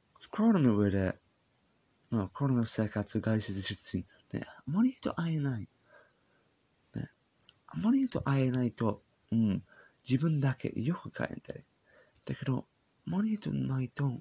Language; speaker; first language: Japanese; non-native, learner; English